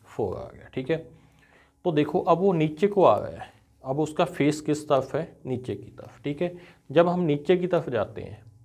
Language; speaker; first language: Hindi; non-native, local second language; Punjabi